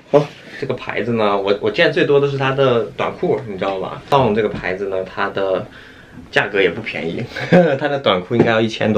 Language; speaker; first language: Chinese; native; Chinese